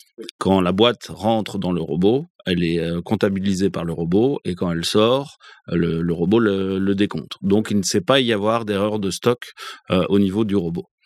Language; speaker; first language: French; native; French